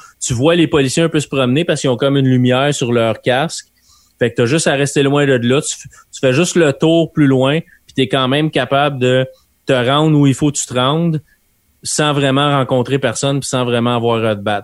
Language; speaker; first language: French; native; French